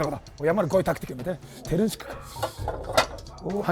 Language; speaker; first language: Mongolian; non-native, learner; Korean